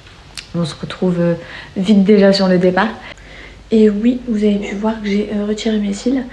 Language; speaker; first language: French; native; French